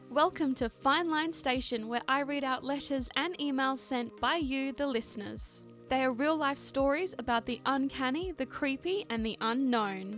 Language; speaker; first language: English; native; English